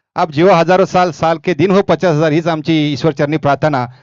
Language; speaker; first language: Hindi; non-native, local second language; Marathi